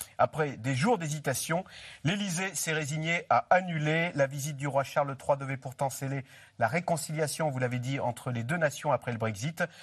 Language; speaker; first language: French; native; French